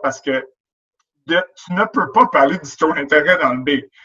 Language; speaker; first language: French; native; French